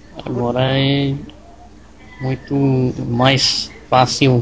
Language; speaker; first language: Portuguese; non-native, learner; English